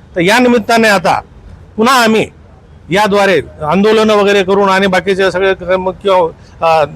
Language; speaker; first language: Marathi; non-native, local second language; Lambadi